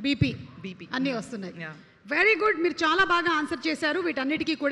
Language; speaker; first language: Telugu; native; Telugu